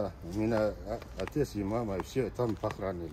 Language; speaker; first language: Russian; non-native, local second language; Kazakh